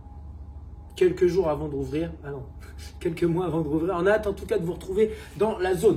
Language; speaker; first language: French; native; French